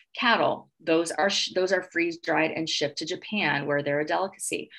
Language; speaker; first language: English; native; English